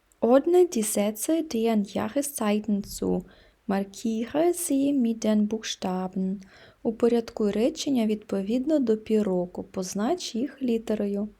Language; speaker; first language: German; non-native, fluent; Ukrainian